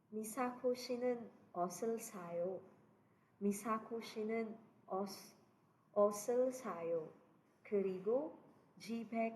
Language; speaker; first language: Korean; non-native, fluent; Cebuano